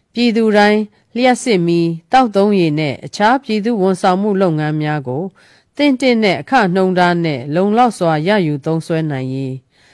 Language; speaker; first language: Burmese; native; Burmese